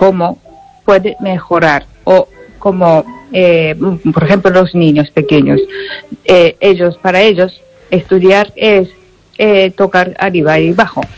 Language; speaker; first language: Spanish; non-native, learner; Japanese